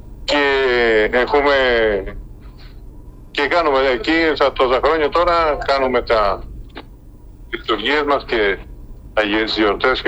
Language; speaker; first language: Greek; early bilingual, heritage; Spanish